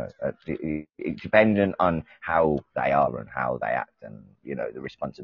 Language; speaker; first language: English; native; English